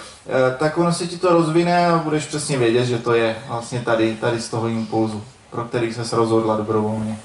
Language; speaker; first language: Czech; native; Czech